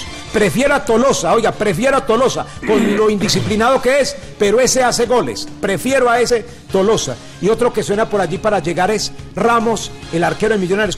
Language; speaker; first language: Spanish; native; Spanish